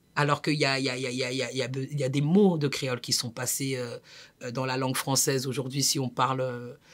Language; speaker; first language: French; native; French